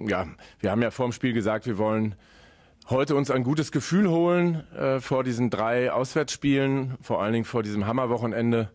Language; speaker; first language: German; native; German